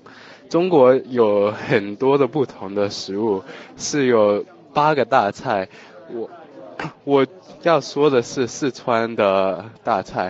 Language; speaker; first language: Chinese; non-native, learner; English